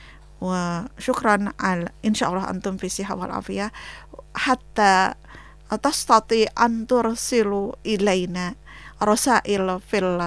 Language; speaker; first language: Arabic; non-native, fluent; Indonesian